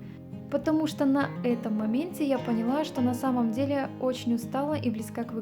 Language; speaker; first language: Russian; native; Russian